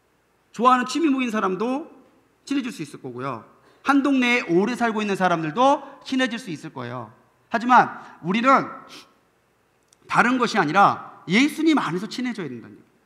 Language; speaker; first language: Korean; native; Korean